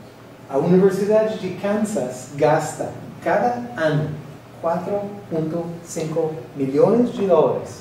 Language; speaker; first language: Portuguese; non-native, learner; English